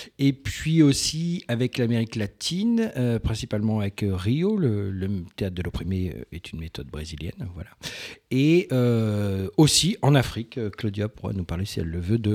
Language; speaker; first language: French; native; French